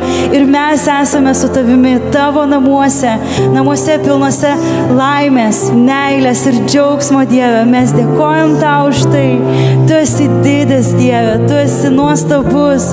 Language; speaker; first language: Lithuanian; native; Lithuanian